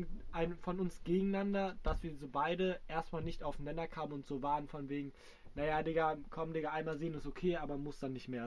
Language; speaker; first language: German; native; German